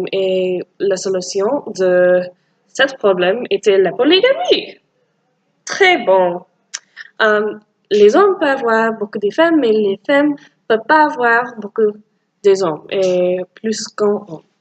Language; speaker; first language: French; non-native, learner; English